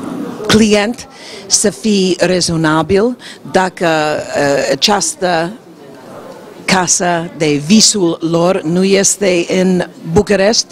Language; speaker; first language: Romanian; non-native, learner; English